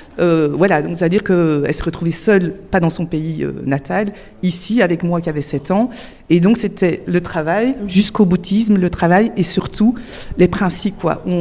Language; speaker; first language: French; native; French